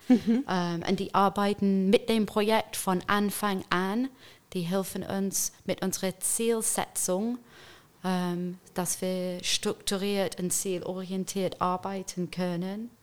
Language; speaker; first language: German; non-native, fluent; English